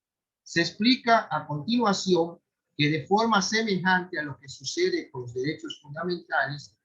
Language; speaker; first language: Spanish; native; Spanish